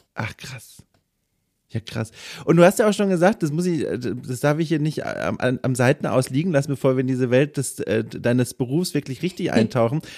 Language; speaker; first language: German; native; German